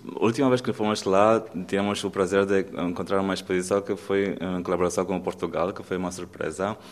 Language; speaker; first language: Portuguese; non-native, fluent; Romanian